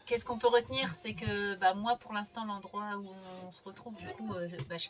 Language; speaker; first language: French; native; French